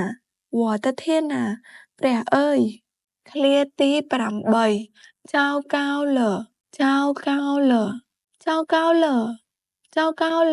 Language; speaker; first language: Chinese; non-native, fluent; Khmer